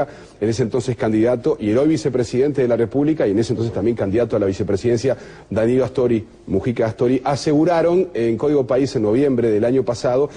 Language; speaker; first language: Spanish; native; Spanish